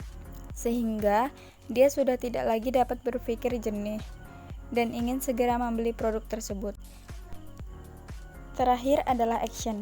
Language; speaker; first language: Indonesian; native; Indonesian